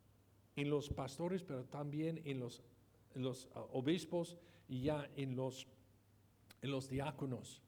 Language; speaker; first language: Spanish; non-native, fluent; English